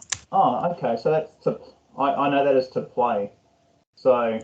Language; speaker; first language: English; non-native, learner; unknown